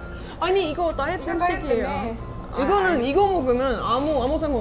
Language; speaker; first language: Korean; non-native, fluent; Estonian